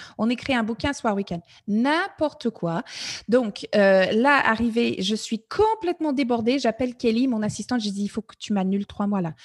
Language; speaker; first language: French; non-native, fluent; English